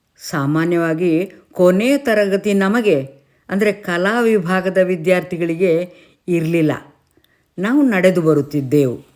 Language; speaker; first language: Kannada; native; Kannada